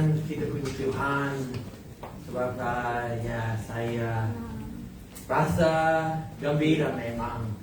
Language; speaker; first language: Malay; non-native, fluent; English